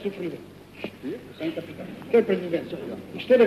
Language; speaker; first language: German; non-native, fluent; Bulgarian